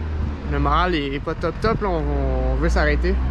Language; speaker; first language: French; native; French